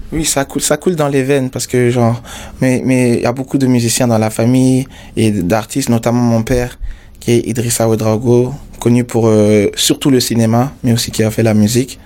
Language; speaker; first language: French; non-native, local second language; Mossi